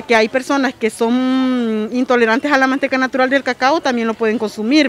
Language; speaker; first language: Spanish; native; Spanish